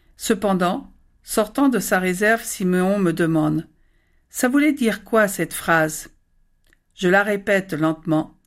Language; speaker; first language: French; native; French